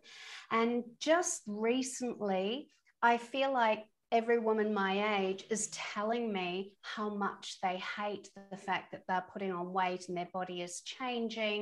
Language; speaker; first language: English; native; English